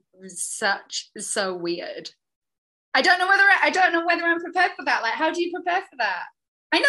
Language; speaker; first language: English; native; English